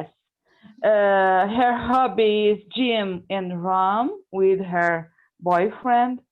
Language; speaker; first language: English; non-native, learner; Portuguese